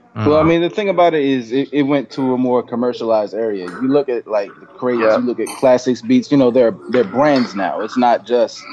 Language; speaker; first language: English; native; English